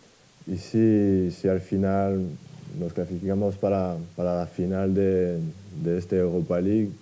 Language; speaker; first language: Spanish; non-native, fluent; French